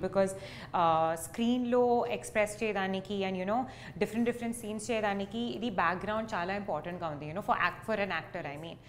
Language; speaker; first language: Telugu; non-native, learner; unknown